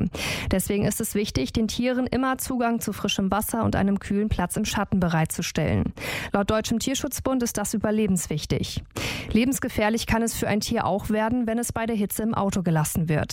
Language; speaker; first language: German; native; German